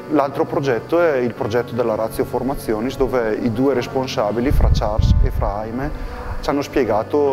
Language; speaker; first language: Italian; native; Italian